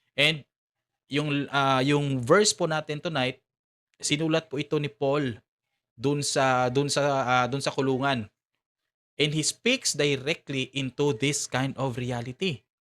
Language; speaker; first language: Filipino; non-native, local second language; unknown